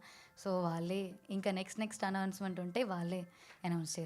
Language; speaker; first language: Telugu; non-native, fluent; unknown